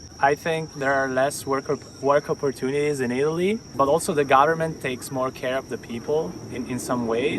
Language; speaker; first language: English; non-native, fluent; Italian